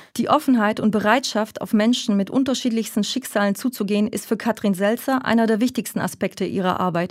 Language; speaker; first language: German; native; German